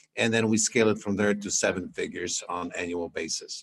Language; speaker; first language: English; non-native, fluent; Polish